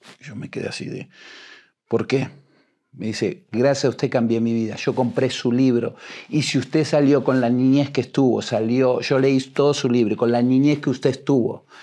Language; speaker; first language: Spanish; native; Spanish